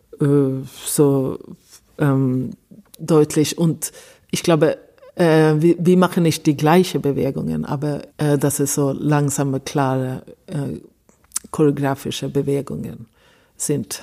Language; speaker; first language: German; non-native, fluent; Swedish